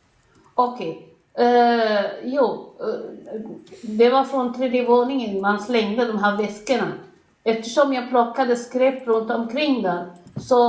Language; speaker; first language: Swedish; non-native, learner; Arabic